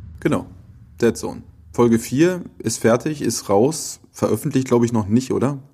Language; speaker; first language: German; native; German